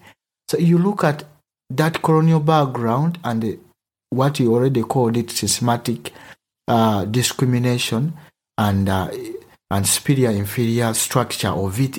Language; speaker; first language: English; non-native, local second language; Ganda